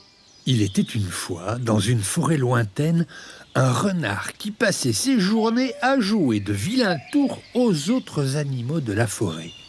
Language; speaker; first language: French; native; French